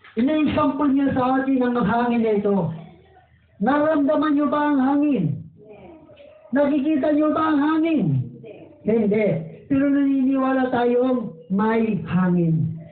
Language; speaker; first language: Filipino; non-native, local second language; Waray